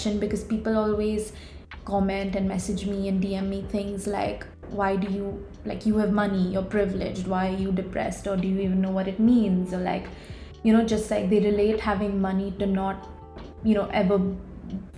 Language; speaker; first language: English; non-native, local second language; Hindi